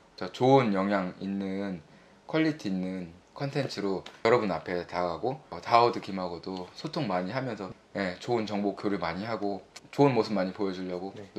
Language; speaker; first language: Korean; native; Korean